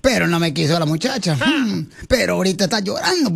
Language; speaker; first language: Spanish; native; Spanish